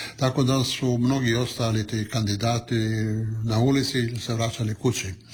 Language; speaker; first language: Croatian; non-native, local second language; Italian